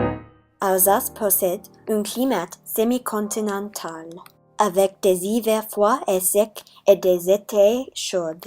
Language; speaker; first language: French; non-native, learner; English